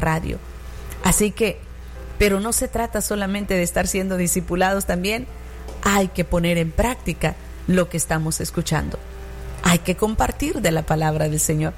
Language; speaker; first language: Spanish; native; Spanish